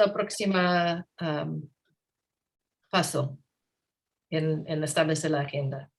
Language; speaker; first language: Spanish; non-native, learner; English